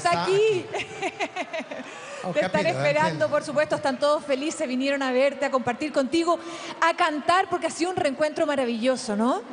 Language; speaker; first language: Spanish; native; Spanish